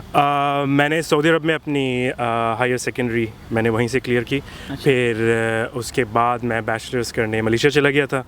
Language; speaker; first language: Hindi; early bilingual, heritage; Hindi